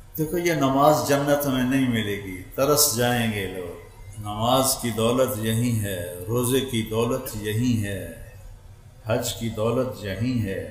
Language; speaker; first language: Urdu; non-native, local second language; Punjabi